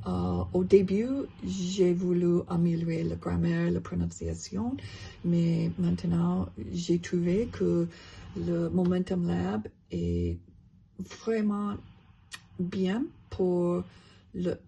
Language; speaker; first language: French; non-native, learner; English